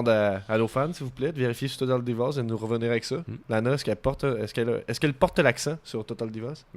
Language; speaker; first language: French; native; French